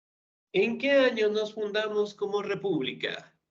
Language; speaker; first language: Spanish; native; Spanish